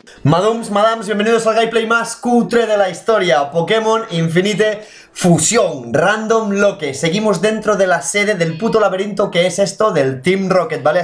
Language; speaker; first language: Spanish; native; Spanish